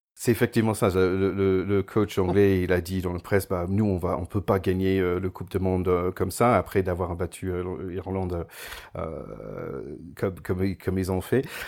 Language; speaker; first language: French; non-native, fluent; English